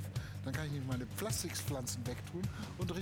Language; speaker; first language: German; native; German